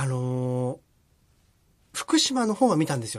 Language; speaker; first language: Japanese; native; Japanese